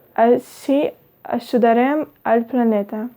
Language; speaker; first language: Catalan; non-native, learner; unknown